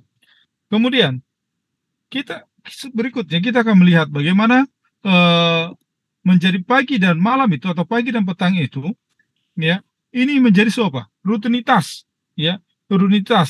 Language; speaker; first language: Indonesian; native; Indonesian